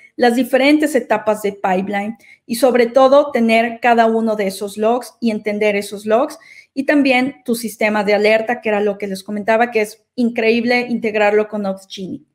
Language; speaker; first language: Spanish; native; Spanish